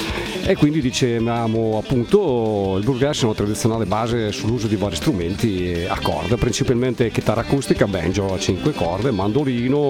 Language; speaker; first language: Italian; native; Italian